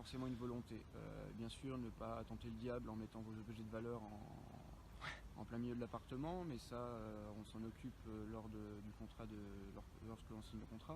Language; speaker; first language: French; native; French